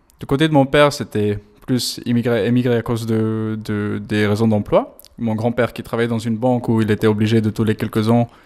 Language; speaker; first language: French; non-native, fluent; Tamil